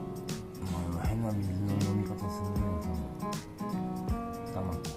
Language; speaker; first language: Japanese; native; Japanese